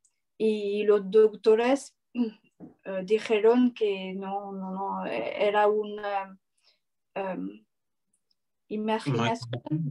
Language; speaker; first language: Spanish; non-native, learner; French